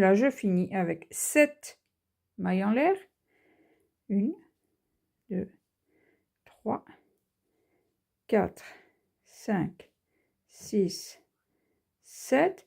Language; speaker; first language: French; native; French